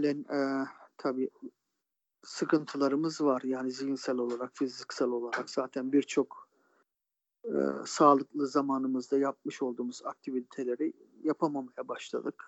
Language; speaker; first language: Turkish; native; Turkish